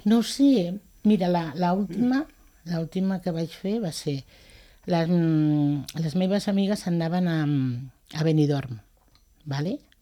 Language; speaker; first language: Catalan; non-native, local second language; Spanish